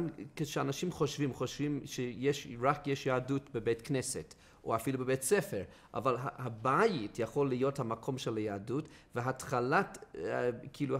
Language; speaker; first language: Hebrew; non-native, fluent; English